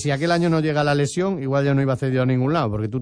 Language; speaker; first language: Spanish; native; Spanish